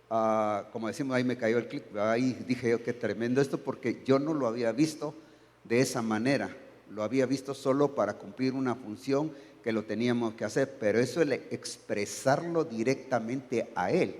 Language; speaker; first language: Spanish; native; Spanish